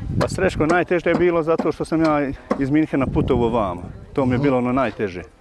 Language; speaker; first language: Bosnian; native; Bosnian